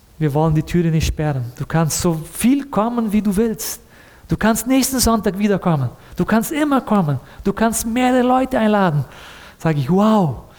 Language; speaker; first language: German; early bilingual, heritage; German